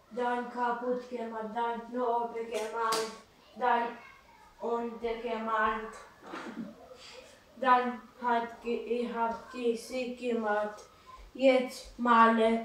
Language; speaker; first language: German; non-native, learner; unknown